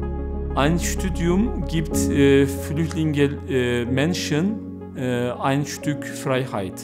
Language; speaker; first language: German; non-native, learner; Turkish